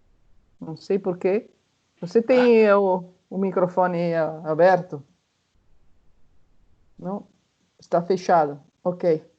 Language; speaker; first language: Portuguese; non-native, fluent; Italian